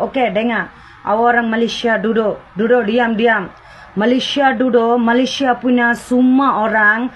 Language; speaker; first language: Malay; non-native, learner; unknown